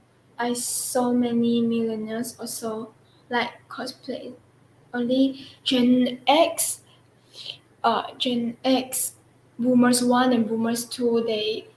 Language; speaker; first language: English; non-native, local second language; Chinese